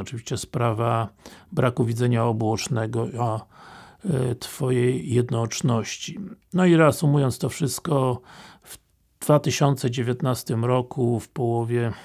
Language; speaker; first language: Polish; native; Polish